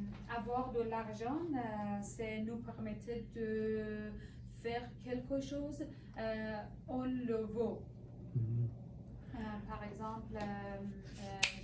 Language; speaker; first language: French; non-native, learner; Persian